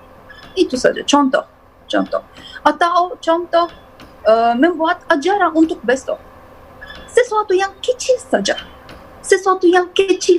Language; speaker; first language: Indonesian; non-native, learner; Turkish